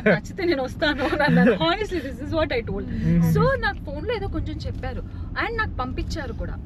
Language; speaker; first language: Telugu; native; Telugu